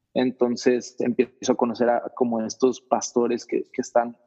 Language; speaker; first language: Spanish; native; Spanish